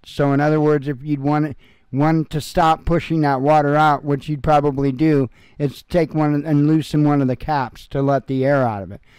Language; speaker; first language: English; native; English